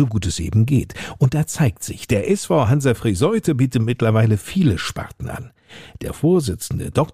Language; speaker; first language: German; native; German